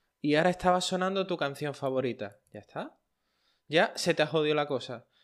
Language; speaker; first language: Spanish; native; Spanish